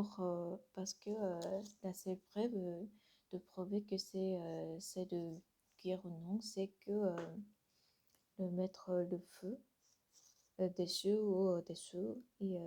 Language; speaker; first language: French; non-native, learner; Korean